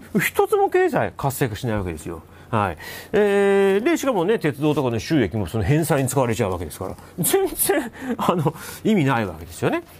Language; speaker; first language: Japanese; native; Japanese